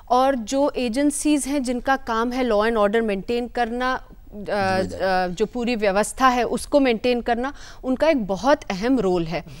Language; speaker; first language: Hindi; native; Hindi